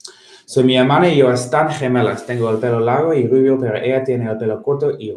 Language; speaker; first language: Spanish; non-native, fluent; English